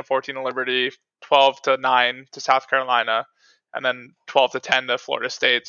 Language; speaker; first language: English; native; English